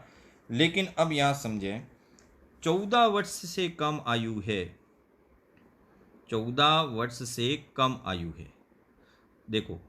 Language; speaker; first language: Hindi; native; Hindi